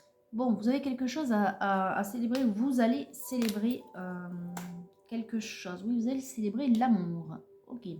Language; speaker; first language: French; native; French